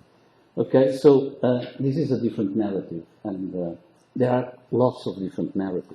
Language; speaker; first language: English; non-native, local second language; Portuguese